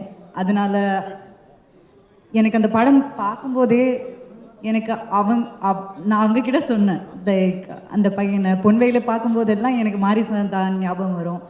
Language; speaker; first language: Tamil; non-native, learner; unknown